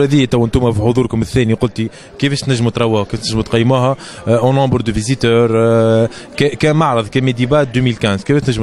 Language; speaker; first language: Arabic; native; Arabic